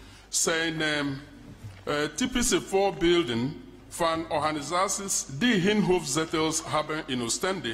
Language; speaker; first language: Dutch; non-native, fluent; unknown